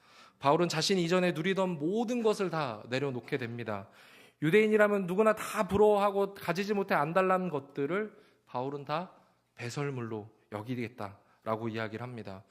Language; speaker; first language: Korean; native; Korean